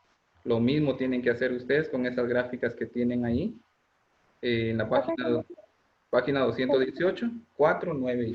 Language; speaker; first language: Spanish; native; Spanish